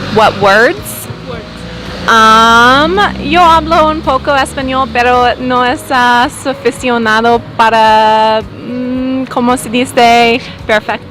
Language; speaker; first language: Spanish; non-native, learner; English